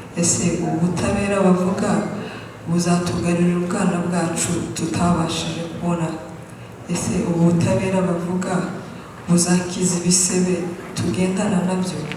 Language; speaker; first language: Kinyarwanda; native; Kinyarwanda